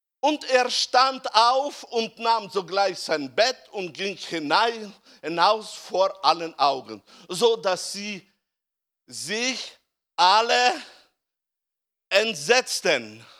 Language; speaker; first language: German; non-native, fluent; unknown